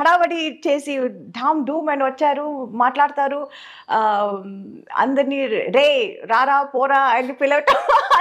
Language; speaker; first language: Telugu; non-native, local second language; Tamil